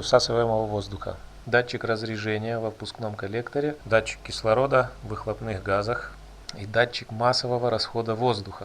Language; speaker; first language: Russian; native; Russian